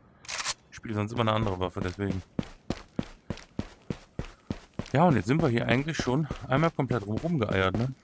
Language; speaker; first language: German; native; German